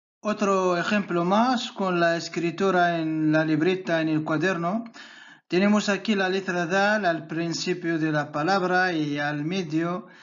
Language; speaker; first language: Spanish; non-native, fluent; Arabic